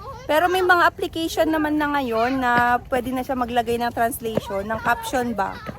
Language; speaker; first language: Filipino; native; Filipino